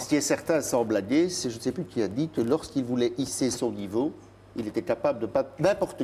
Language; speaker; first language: French; native; French